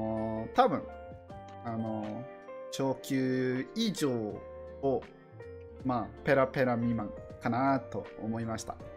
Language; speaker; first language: Japanese; non-native, learner; English